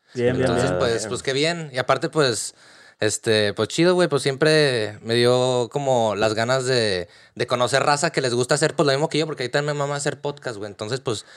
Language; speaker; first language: Spanish; native; Spanish